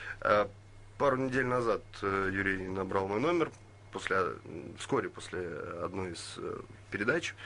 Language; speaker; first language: Russian; native; Russian